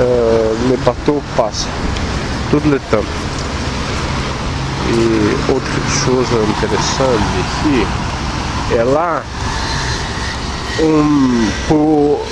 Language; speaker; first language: French; non-native, learner; Portuguese